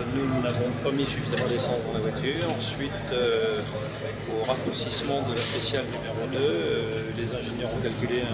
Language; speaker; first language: French; native; French